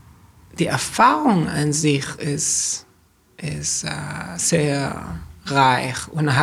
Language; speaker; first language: German; non-native, fluent; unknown